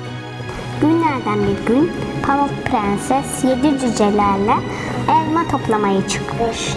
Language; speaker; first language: Turkish; early bilingual, heritage; Turkish